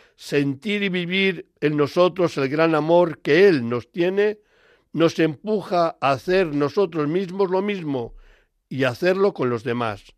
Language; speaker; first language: Spanish; native; Spanish